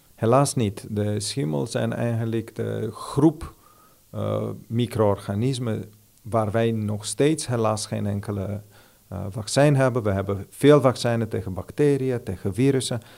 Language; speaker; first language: Dutch; non-native, fluent; Romanian